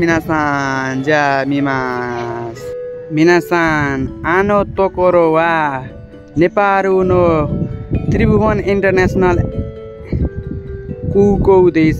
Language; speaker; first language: Japanese; non-native, learner; Nepali